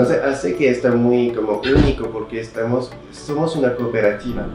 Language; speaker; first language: Spanish; non-native, fluent; French